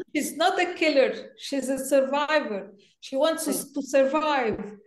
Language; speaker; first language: English; non-native, fluent; Italian